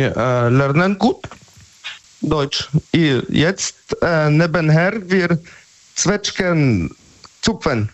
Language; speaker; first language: German; non-native, learner; Polish